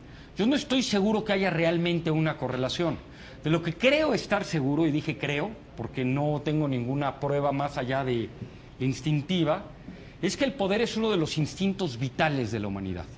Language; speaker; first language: Spanish; native; Spanish